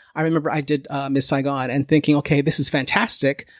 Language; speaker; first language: English; native; English